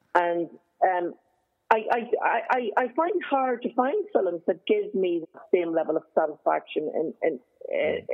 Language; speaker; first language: English; native; English